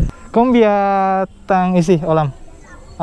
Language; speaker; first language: French; non-native, learner; Indonesian